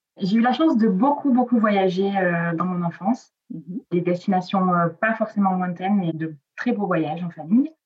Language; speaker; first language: French; early bilingual, other home language; Italian